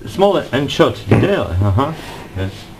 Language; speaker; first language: English; non-native, learner; Russian